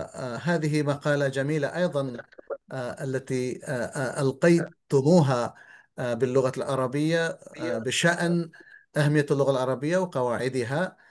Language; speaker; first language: Arabic; non-native, fluent; Bangla